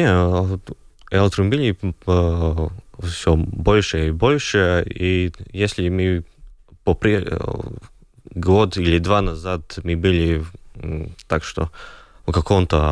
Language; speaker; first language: Russian; non-native, local second language; Latvian